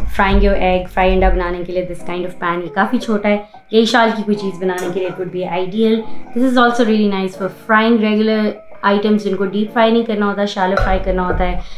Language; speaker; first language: Urdu; native; Urdu